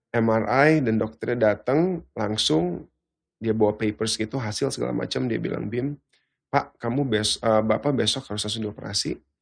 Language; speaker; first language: Indonesian; early bilingual, heritage; Indonesian